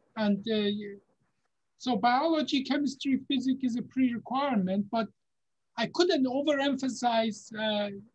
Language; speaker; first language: English; non-native, fluent; Persian